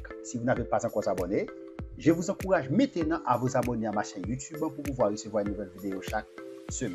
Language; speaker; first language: French; non-native, fluent; Portuguese